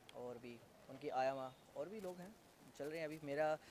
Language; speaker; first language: Hindi; native; Hindi